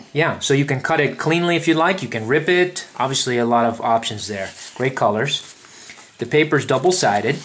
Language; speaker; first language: English; native; English